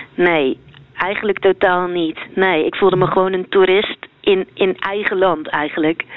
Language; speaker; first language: Dutch; native; Dutch